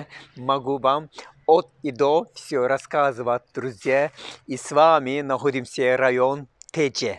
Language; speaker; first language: Russian; non-native, learner; Turkish